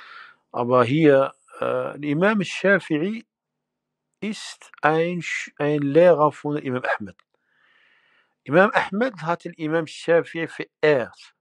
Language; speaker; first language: German; non-native, fluent; Arabic